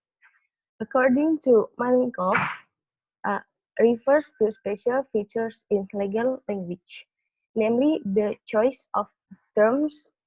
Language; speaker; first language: English; non-native, learner; Indonesian